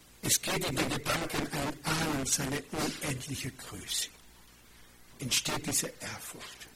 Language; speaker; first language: German; non-native, fluent; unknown